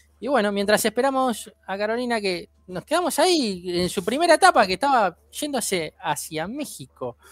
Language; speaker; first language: Spanish; native; Spanish